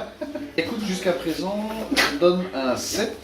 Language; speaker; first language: French; native; French